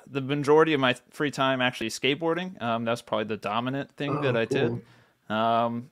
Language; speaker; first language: English; native; English